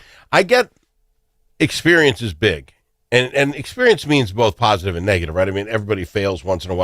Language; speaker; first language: English; native; English